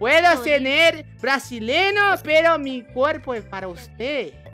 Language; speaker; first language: Spanish; non-native, learner; Portuguese